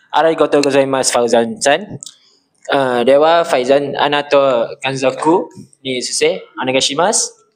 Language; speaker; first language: Japanese; non-native, learner; Malay